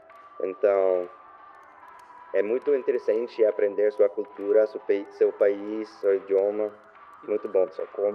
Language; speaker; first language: Portuguese; non-native, learner; French